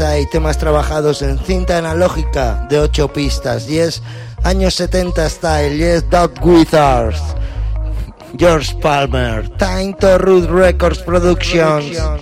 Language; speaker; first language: Spanish; native; Spanish